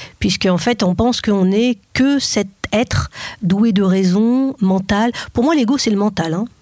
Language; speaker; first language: French; native; French